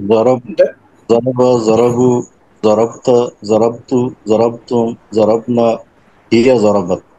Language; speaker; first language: Arabic; non-native, learner; Urdu